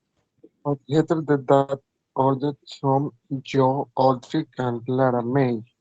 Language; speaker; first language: Swedish; non-native, learner; Spanish